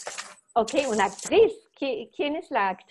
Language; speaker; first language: Spanish; non-native, fluent; German